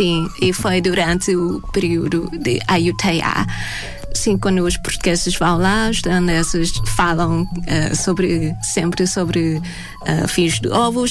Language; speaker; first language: Portuguese; non-native, fluent; Thai